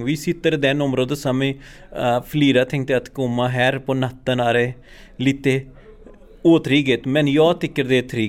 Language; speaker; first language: Swedish; non-native, fluent; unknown